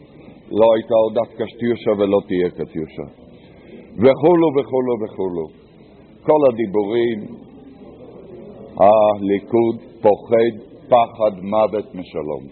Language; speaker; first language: Hebrew; native; Hebrew